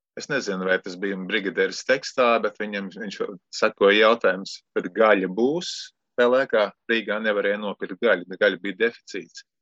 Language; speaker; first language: Latvian; native; Latvian